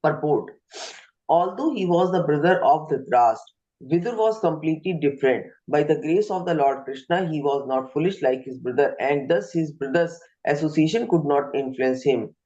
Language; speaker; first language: English; non-native, local second language; Hindi